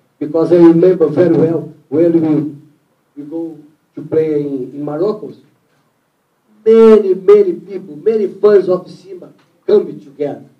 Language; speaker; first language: English; non-native, learner; Portuguese